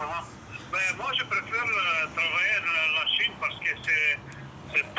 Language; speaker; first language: French; non-native, learner; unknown